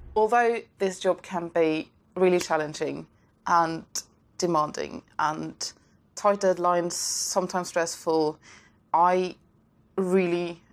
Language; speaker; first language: English; non-native, fluent; Norwegian